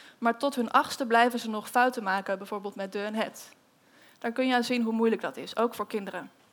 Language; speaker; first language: Dutch; native; Dutch